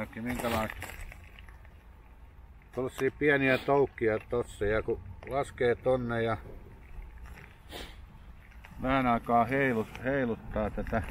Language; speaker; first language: Finnish; native; Finnish